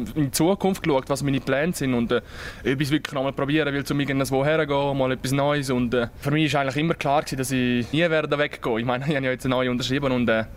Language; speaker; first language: German; native; German